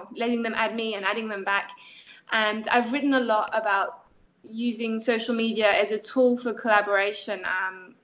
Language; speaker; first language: English; non-native, fluent; French